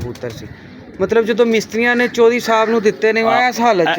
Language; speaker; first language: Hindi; non-native, local second language; Punjabi